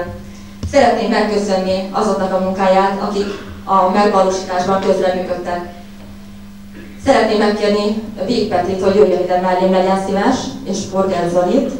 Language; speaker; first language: Hungarian; native; Hungarian